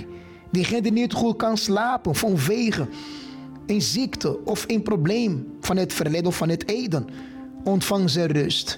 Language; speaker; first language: Dutch; non-native, fluent; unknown